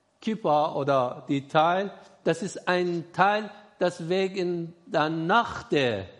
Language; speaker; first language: German; non-native, learner; Persian